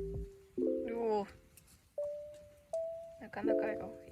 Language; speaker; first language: Japanese; native; Japanese